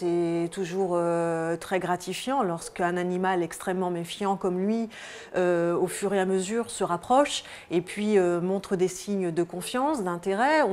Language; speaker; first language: French; native; French